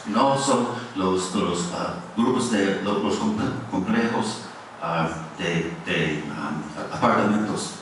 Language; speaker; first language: Spanish; non-native, fluent; English